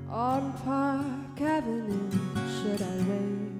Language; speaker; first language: English; native; English